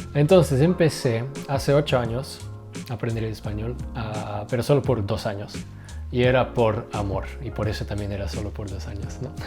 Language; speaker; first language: Spanish; non-native, fluent; Dutch